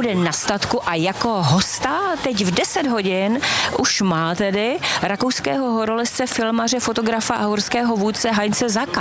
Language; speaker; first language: Czech; native; Czech